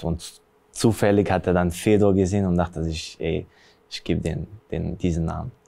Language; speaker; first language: German; early bilingual, other home language; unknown